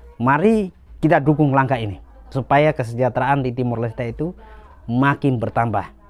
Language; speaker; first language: Indonesian; native; Indonesian